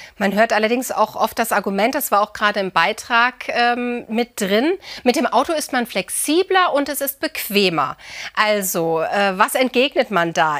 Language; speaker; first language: German; native; German